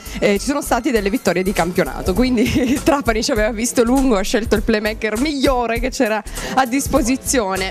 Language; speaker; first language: Italian; native; Italian